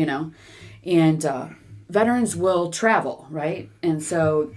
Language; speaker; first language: English; native; English